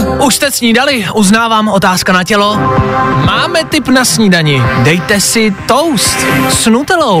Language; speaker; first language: Czech; native; Czech